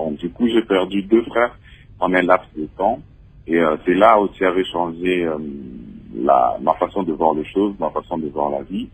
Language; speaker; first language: French; non-native, local second language; Lingala